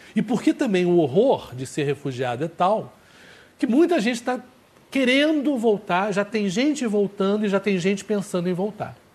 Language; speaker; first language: Portuguese; native; Portuguese